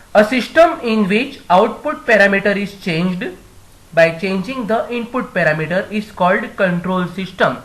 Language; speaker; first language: English; non-native, local second language; Gujarati